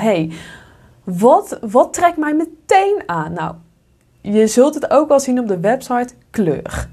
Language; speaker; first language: Dutch; native; Dutch